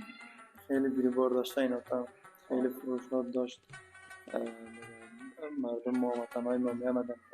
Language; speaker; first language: Persian; native; Persian